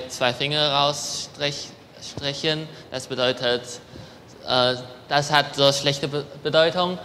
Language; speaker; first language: German; non-native, learner; Chinese